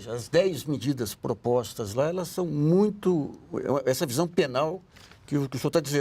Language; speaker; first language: Portuguese; native; Portuguese